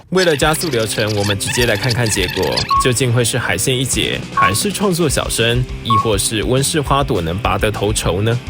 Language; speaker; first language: Chinese; native; Chinese